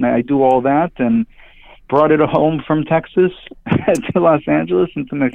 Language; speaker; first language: English; non-native, fluent; Hebrew